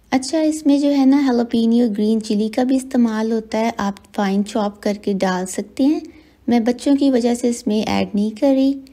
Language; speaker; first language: Hindi; native; Hindi